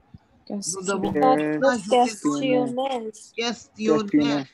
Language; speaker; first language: French; non-native, learner; Hindi